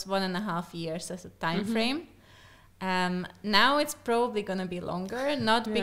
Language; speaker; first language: English; non-native, fluent; Slovak